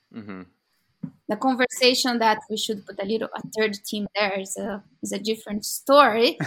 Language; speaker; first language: English; non-native, learner; Portuguese